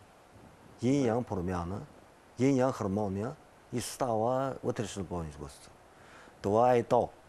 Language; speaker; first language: Bulgarian; non-native, learner; Chinese